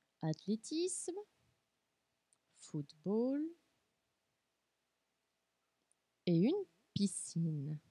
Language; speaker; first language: French; non-native, fluent; Portuguese